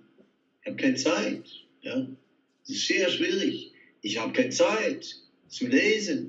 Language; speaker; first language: German; non-native, fluent; Dutch